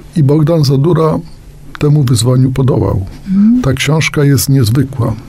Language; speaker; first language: Polish; native; Polish